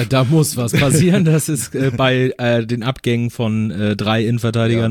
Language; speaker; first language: German; native; German